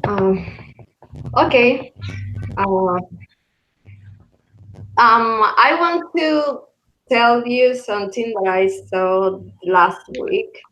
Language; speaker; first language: English; non-native, learner; Spanish